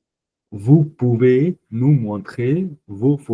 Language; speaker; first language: French; non-native, learner; Punjabi